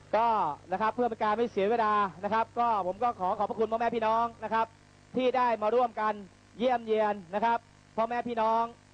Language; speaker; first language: Thai; native; Thai